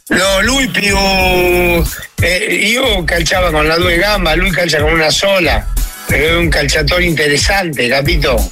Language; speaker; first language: Italian; non-native, fluent; Spanish